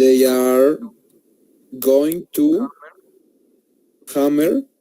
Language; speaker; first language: English; non-native, learner; Spanish